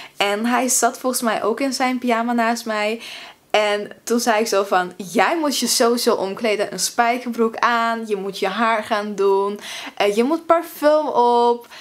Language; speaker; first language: Dutch; early bilingual, other home language; Russian